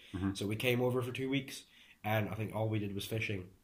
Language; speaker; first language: English; early bilingual, other home language; Hungarian